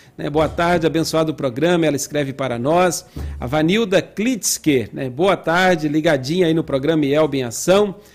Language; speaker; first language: Portuguese; native; Portuguese